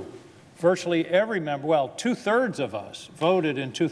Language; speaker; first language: English; native; English